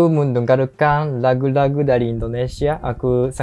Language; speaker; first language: Indonesian; non-native, learner; Japanese